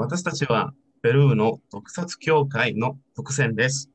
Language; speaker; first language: Japanese; non-native, learner; Spanish